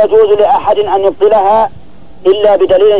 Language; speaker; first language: Arabic; native; Arabic